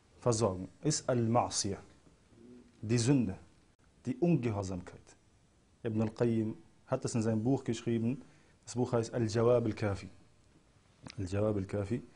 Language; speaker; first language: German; non-native, fluent; Arabic